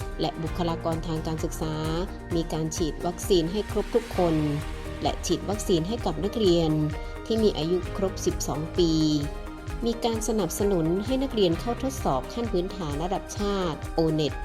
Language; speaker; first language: Thai; native; Thai